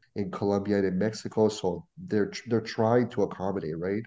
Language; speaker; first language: English; non-native, fluent; French